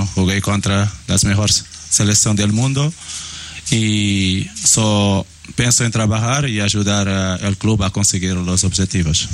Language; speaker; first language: Spanish; non-native, learner; Portuguese